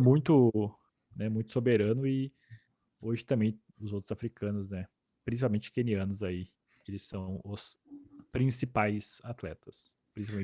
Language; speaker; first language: Portuguese; native; Portuguese